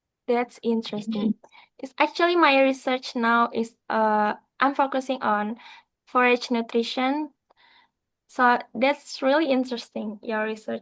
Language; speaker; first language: English; non-native, learner; Indonesian